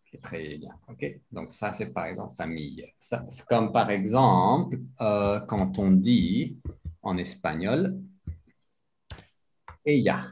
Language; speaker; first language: French; non-native, fluent; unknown